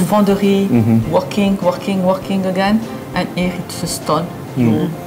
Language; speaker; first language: English; non-native, learner; French